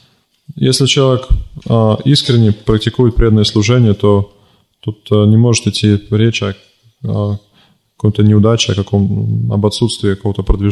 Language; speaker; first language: Russian; native; Russian